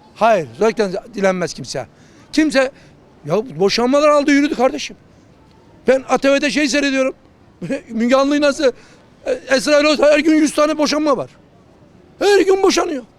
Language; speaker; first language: Turkish; native; Turkish